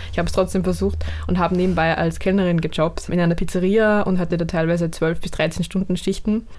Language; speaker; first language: German; native; German